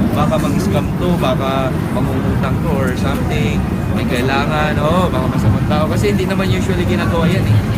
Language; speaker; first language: Filipino; non-native, local second language; Bikol